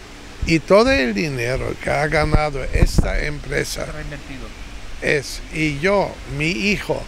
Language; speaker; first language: Spanish; non-native, fluent; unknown